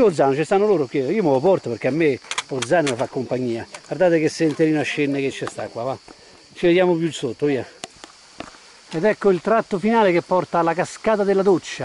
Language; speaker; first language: Italian; native; Italian